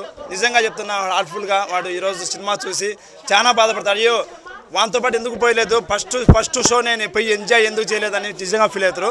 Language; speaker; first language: Telugu; native; Telugu